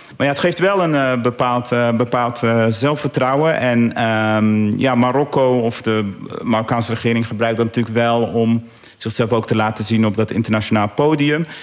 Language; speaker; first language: Dutch; early bilingual, other home language; Arabic